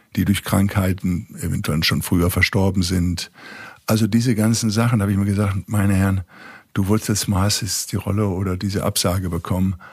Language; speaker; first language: German; native; German